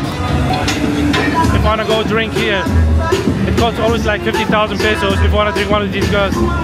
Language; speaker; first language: English; non-native, fluent; Arabic